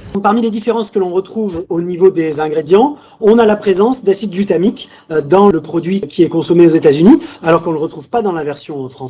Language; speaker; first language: French; native; French